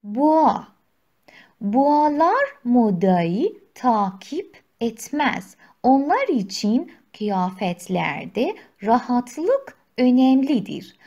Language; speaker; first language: Turkish; non-native, fluent; Persian